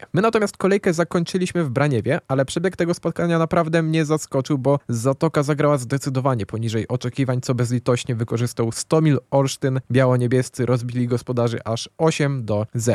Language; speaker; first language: Polish; native; Polish